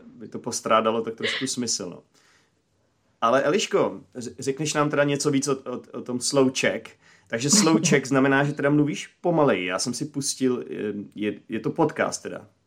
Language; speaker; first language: Czech; native; Czech